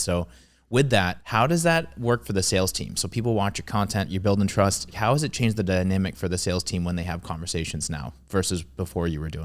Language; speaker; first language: English; native; English